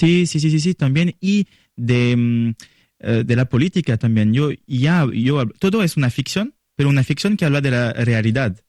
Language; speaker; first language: Spanish; non-native, learner; French